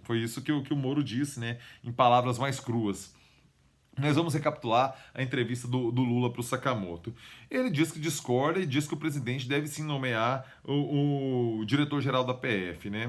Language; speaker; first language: Portuguese; native; Portuguese